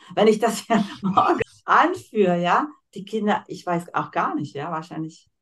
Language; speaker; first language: German; non-native, fluent; Slovak